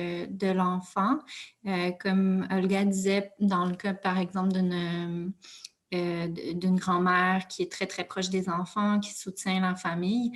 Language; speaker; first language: French; native; French